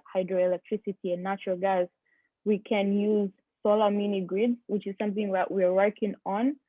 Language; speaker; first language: English; non-native, local second language; Swahili